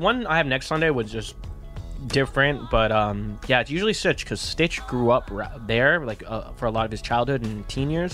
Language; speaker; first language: English; native; English